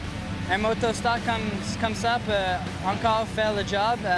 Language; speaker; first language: French; non-native, learner; English